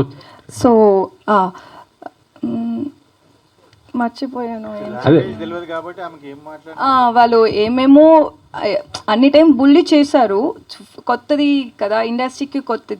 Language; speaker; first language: Telugu; non-native, local second language; Tamil